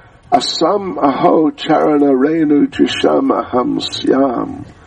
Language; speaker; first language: Russian; non-native, learner; English